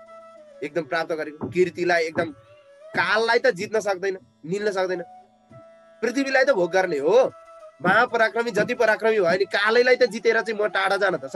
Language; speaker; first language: Nepali; native; Nepali